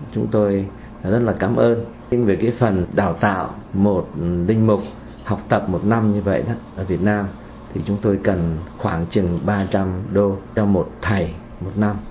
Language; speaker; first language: Vietnamese; native; Vietnamese